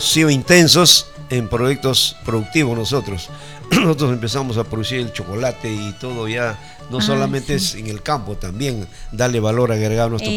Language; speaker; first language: Spanish; native; Spanish